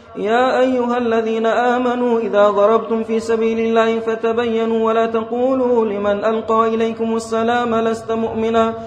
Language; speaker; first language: Arabic; non-native, fluent; Persian